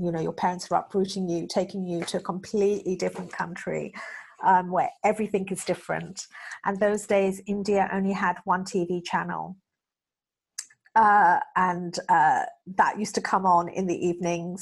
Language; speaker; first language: English; native; English